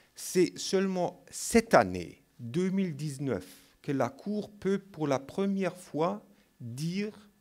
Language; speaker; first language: French; non-native, fluent; German